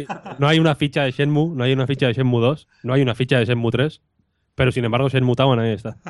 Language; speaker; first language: Spanish; native; Spanish